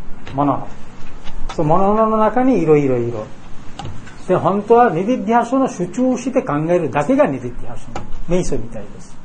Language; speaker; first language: Japanese; non-native, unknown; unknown